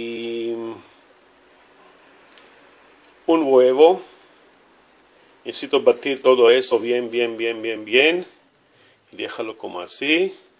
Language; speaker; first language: Spanish; non-native, learner; Hebrew